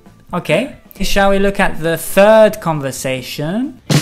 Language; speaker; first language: English; native; English